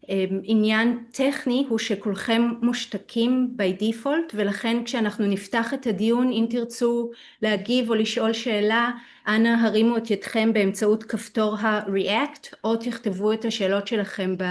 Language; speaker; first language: Hebrew; native; Hebrew